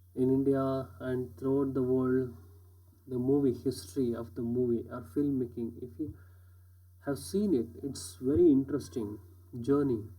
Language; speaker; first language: English; non-native, local second language; Kannada